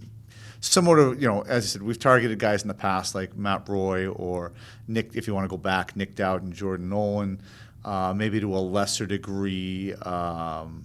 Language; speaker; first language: English; native; English